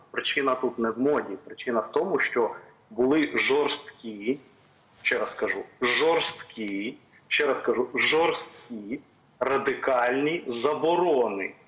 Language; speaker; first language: Ukrainian; non-native, local second language; Russian